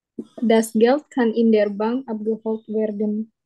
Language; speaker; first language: German; non-native, learner; Indonesian